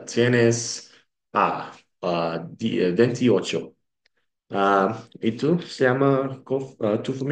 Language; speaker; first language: Spanish; non-native, learner; English